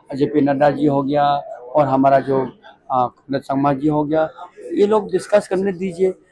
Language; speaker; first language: Hindi; non-native, local second language; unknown